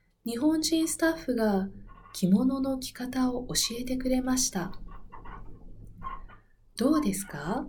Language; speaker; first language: Japanese; non-native, learner; Spanish